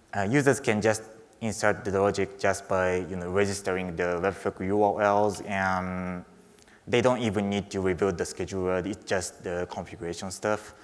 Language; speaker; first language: English; non-native, fluent; Japanese